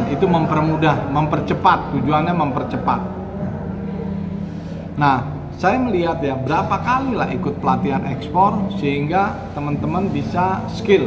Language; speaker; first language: Indonesian; native; Indonesian